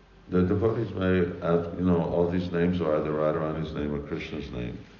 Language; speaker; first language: English; early bilingual, other home language; Hungarian